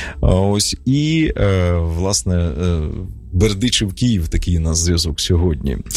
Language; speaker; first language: Ukrainian; native; Ukrainian